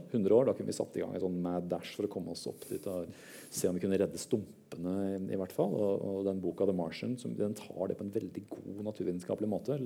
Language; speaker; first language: Norwegian; native; Norwegian